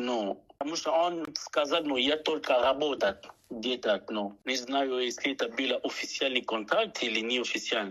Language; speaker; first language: Russian; non-native, learner; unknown